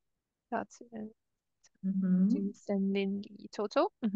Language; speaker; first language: Chinese; non-native, learner; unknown